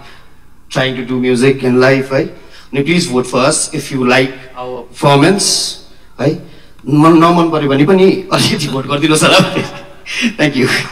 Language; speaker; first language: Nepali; native; Nepali